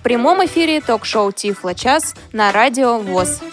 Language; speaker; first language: Russian; native; Russian